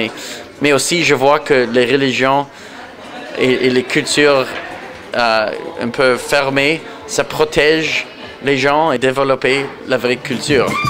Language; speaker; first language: French; non-native, local second language; English